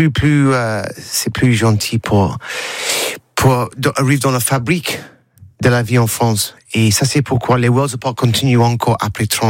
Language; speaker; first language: French; non-native, learner; English